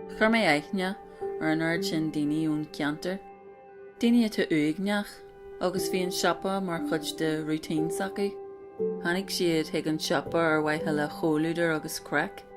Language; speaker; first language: Irish; non-native, local second language; English